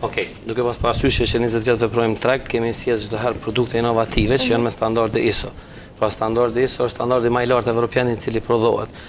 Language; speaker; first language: Albanian; native; Albanian